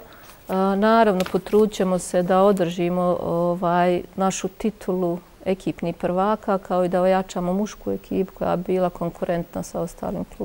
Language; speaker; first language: Croatian; native; Croatian